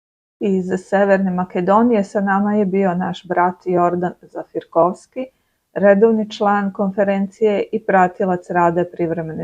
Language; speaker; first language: Serbian; native; Serbian